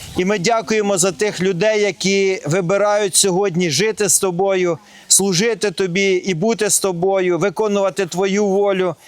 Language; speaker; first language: Ukrainian; non-native, local second language; Russian